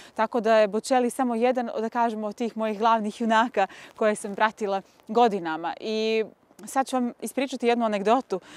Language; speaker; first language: Serbian; native; Serbian